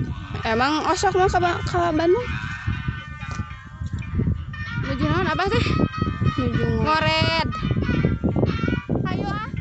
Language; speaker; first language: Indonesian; non-native, local second language; Sundanese